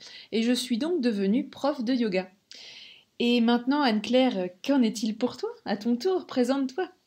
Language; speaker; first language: French; native; French